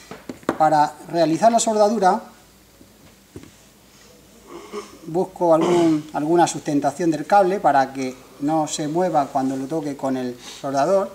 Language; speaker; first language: Spanish; native; Spanish